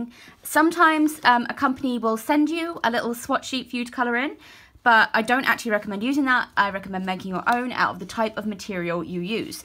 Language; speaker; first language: English; native; English